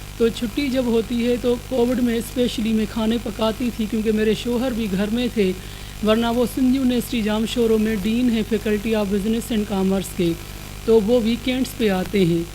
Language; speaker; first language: Urdu; non-native, local second language; Sindhi